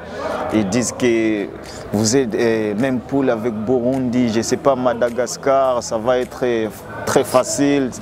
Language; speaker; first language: French; non-native, local second language; Rundi